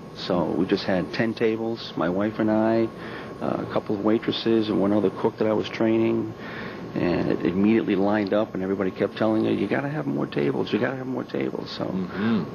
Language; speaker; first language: English; native; English